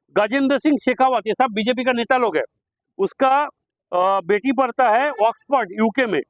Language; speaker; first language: Hindi; non-native, local second language; Bangla